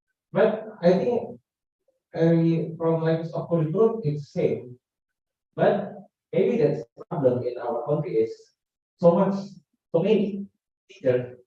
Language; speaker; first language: English; non-native, learner; Indonesian